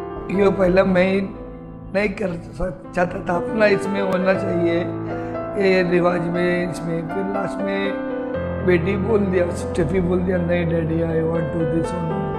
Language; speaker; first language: Hindi; non-native, local second language; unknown